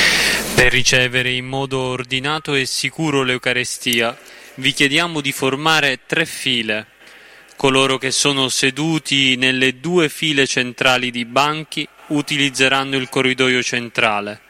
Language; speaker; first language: Italian; native; Italian